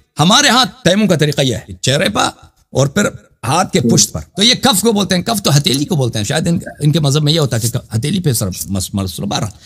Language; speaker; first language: Urdu; non-native, local second language; Punjabi